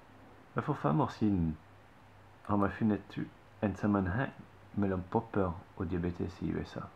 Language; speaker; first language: Norwegian; non-native, fluent; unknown